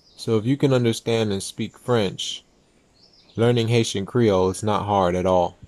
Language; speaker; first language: English; native; English